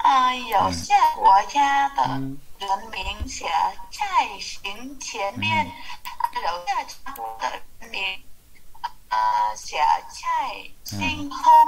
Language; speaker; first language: Chinese; non-native, learner; Vietnamese